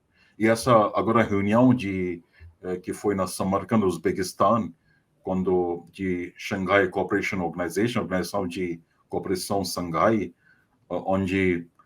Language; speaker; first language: Portuguese; non-native, fluent; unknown